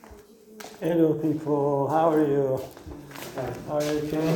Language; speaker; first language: English; non-native, fluent; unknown